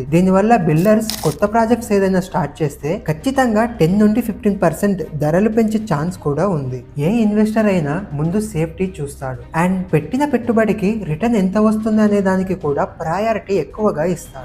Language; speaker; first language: Telugu; native; Telugu